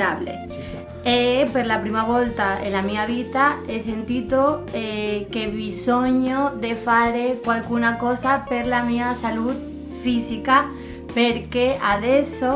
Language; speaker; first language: Italian; non-native, learner; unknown